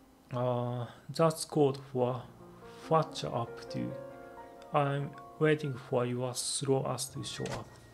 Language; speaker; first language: English; non-native, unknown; Japanese